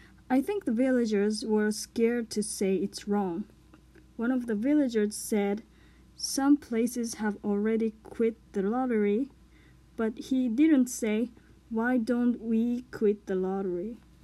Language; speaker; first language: English; non-native, learner; Japanese